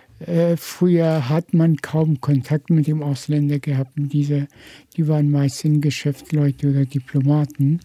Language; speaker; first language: German; non-native, fluent; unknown